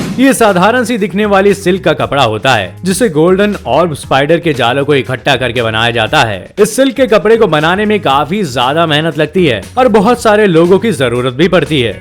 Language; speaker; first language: Hindi; native; Hindi